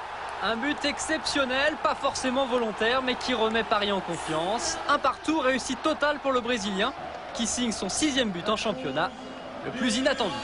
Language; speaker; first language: French; native; French